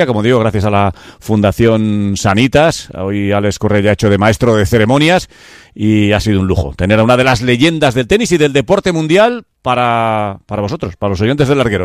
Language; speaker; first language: Spanish; native; Spanish